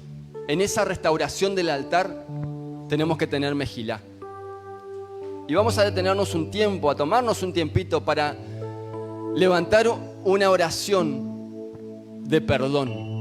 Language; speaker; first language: Spanish; native; Spanish